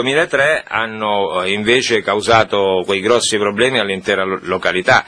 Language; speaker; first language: Italian; native; Italian